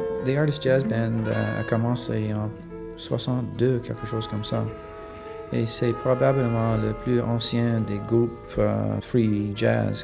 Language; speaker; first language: French; non-native, fluent; English